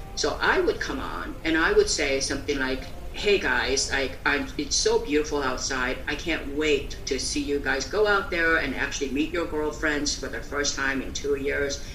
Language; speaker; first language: English; early bilingual, other home language; Korean